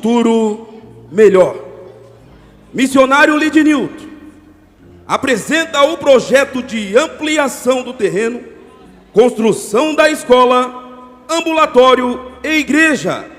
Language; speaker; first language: Portuguese; native; Portuguese